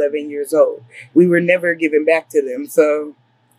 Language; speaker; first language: English; native; English